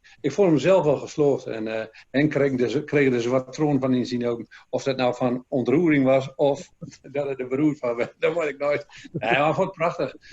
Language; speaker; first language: Dutch; native; Dutch